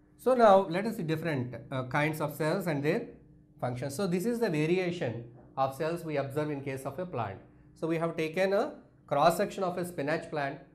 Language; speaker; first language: English; non-native, local second language; Telugu